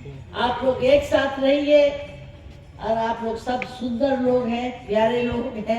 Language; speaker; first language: Hindi; non-native, local second language; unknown